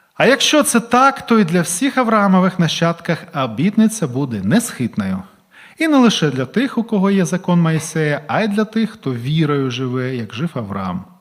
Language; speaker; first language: Ukrainian; non-native, local second language; Russian